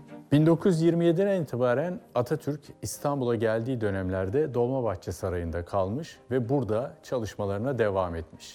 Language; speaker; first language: Turkish; native; Turkish